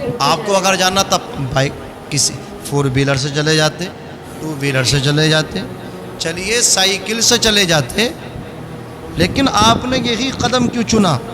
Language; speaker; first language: Urdu; native; Urdu